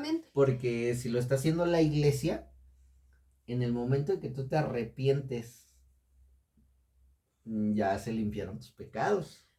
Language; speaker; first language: Spanish; native; Spanish